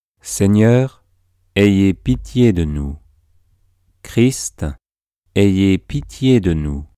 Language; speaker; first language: French; native; French